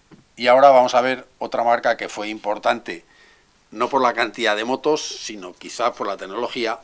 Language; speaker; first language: Spanish; native; Spanish